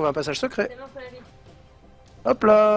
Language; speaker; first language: French; native; French